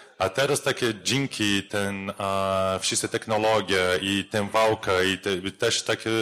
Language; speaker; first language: Polish; non-native, learner; Portuguese